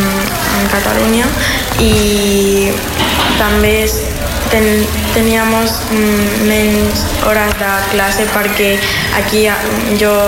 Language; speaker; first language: Catalan; non-native, fluent; Spanish